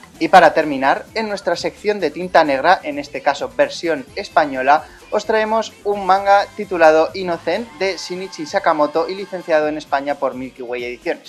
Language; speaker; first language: Spanish; native; Spanish